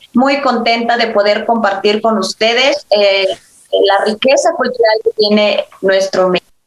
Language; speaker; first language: Spanish; non-native, local second language; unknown